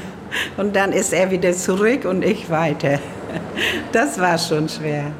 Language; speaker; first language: German; non-native, learner; Vietnamese